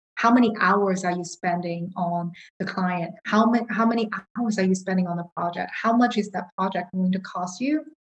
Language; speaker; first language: English; non-native, local second language; Cantonese